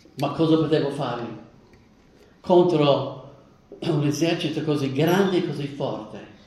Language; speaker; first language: Italian; non-native, fluent; English